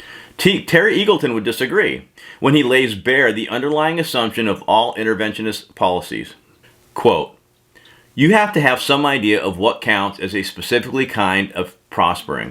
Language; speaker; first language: English; native; English